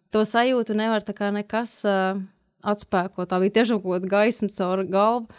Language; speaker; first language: Latvian; native; Latvian